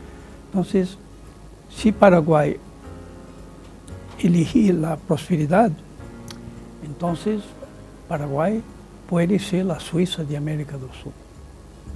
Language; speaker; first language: Spanish; non-native, fluent; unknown